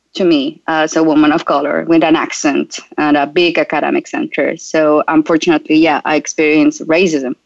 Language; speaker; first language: English; non-native, fluent; Spanish